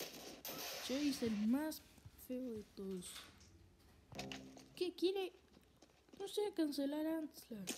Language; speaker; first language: Spanish; early bilingual, other home language; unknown